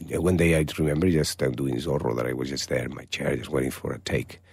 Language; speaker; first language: English; non-native, fluent; Spanish